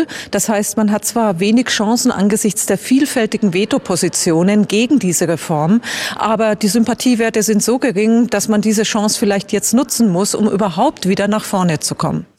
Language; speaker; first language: German; native; German